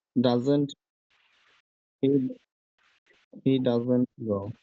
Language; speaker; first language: English; non-native, learner; Bangla